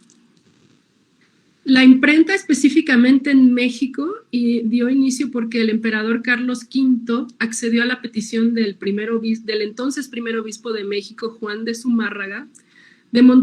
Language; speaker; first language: Spanish; native; Spanish